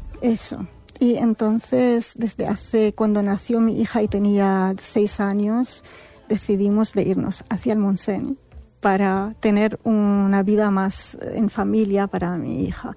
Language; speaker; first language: Spanish; non-native, fluent; Arabic